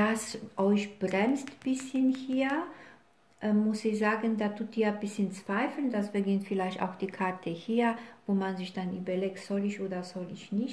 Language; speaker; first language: German; non-native, fluent; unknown